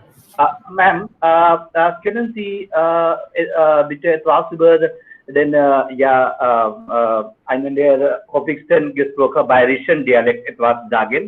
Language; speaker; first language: German; non-native, fluent; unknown